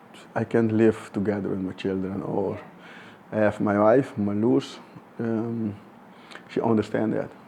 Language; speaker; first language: English; non-native, fluent; Dutch